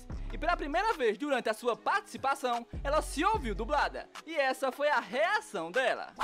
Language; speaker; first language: Portuguese; native; Portuguese